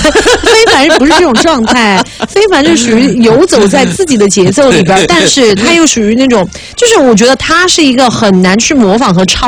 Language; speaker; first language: Chinese; native; Chinese